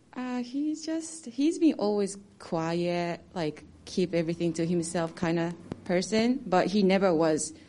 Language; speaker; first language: English; non-native, fluent; Japanese